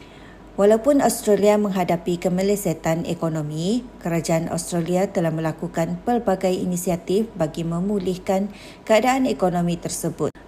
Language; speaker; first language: Malay; native; Malay